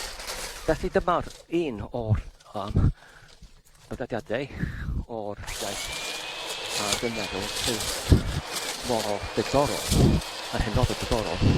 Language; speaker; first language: Welsh; non-native, learner; English